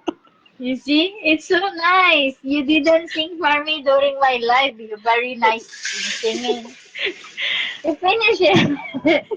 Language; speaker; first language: English; non-native, local second language; Filipino